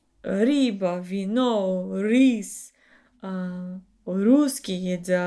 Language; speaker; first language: Russian; non-native, learner; English